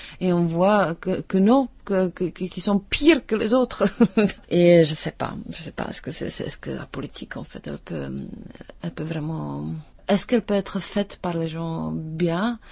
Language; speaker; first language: French; non-native, fluent; Czech